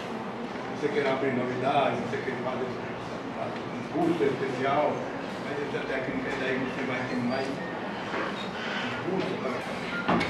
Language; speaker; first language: Portuguese; non-native, fluent; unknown